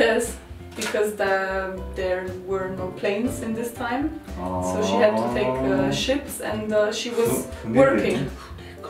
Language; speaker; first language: English; non-native, learner; Slovenian